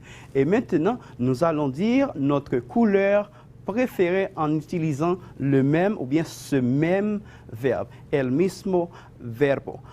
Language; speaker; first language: French; non-native, fluent; Spanish